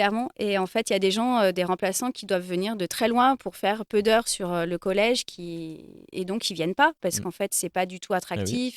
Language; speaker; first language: French; native; French